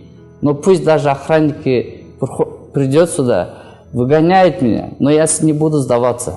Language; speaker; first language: Russian; non-native, learner; Kyrgyz